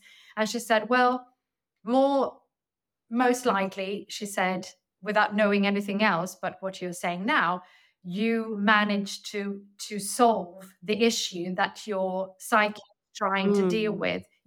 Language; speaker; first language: English; non-native, fluent; Swedish